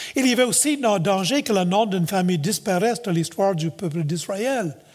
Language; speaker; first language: French; native; French